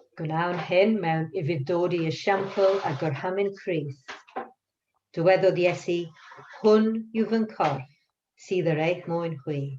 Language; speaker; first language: Welsh; non-native, local second language; English